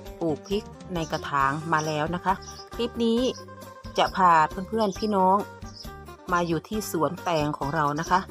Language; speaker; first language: Thai; native; Thai